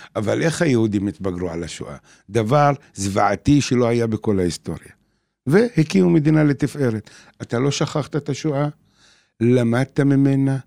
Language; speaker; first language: Hebrew; non-native, local second language; Arabic